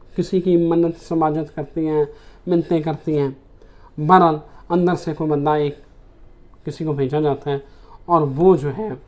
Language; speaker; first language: Urdu; native; Urdu